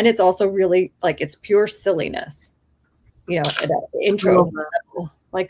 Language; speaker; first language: English; native; English